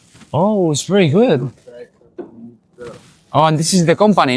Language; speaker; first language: English; non-native, learner; Spanish